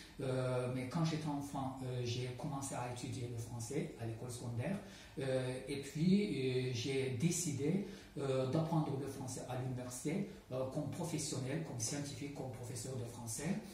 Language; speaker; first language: French; non-native, fluent; Azerbaijani